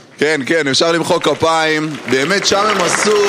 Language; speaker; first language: Hebrew; native; Hebrew